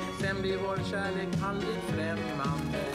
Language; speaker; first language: Swedish; native; Swedish